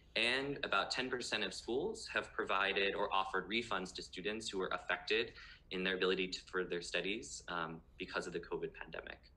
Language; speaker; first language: English; native; English